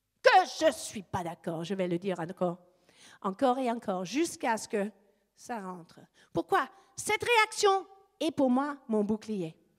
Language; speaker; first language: French; non-native, fluent; English